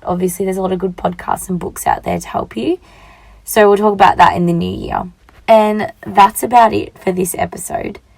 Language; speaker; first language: English; native; English